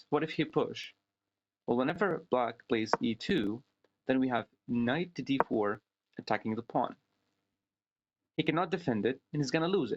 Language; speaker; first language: English; non-native, fluent; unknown